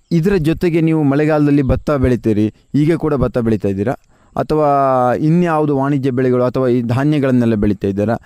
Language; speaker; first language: Kannada; native; Kannada